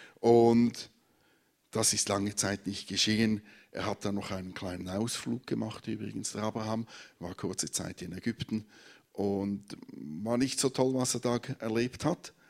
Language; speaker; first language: German; native; German